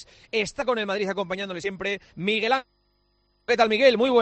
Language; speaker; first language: Spanish; native; Spanish